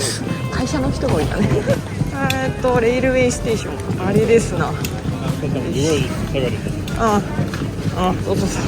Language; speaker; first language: Japanese; native; Japanese